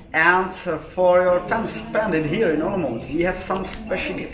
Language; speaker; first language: English; non-native, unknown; Czech